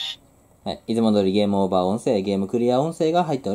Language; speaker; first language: Japanese; native; Japanese